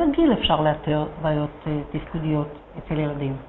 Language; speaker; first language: Hebrew; native; Hebrew